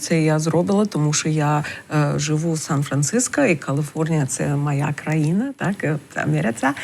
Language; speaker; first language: Ukrainian; non-native, learner; English